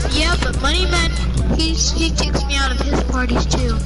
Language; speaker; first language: English; native; English